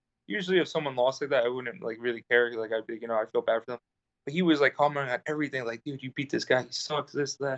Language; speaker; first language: English; native; English